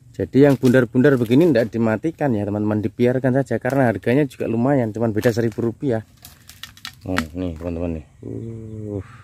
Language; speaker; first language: Indonesian; non-native, local second language; Javanese